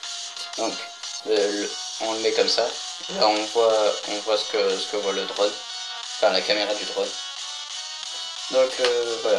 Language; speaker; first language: French; native; French